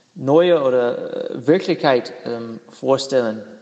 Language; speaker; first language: German; non-native, learner; English